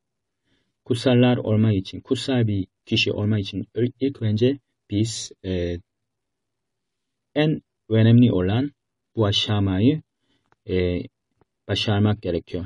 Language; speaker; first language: Turkish; non-native, fluent; Korean